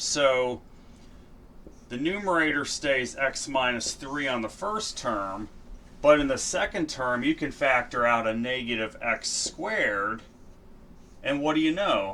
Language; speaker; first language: English; native; English